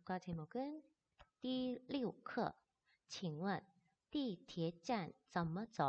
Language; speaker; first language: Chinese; non-native, fluent; Korean